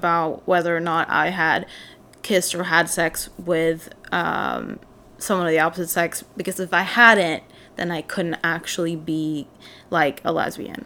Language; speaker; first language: English; non-native, fluent; Swedish